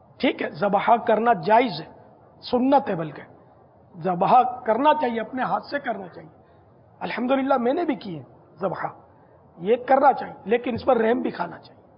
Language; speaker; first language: Urdu; non-native, local second language; Memoni